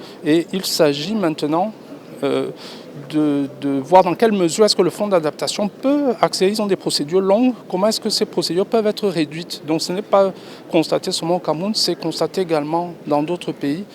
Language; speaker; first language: French; non-native, local second language; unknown